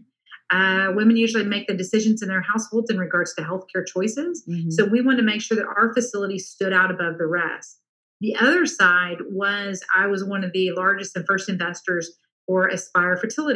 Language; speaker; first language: English; native; English